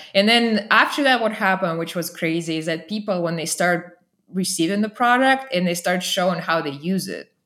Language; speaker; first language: English; non-native, fluent; Russian